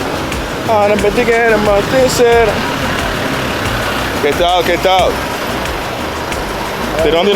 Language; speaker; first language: Spanish; non-native, learner; English